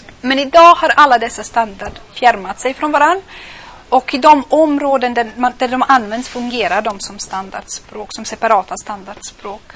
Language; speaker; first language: Swedish; non-native, fluent; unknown